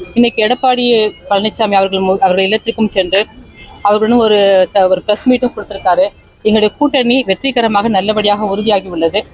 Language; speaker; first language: Tamil; native; Tamil